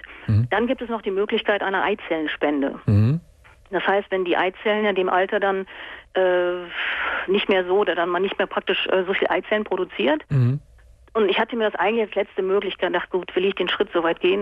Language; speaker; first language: German; native; German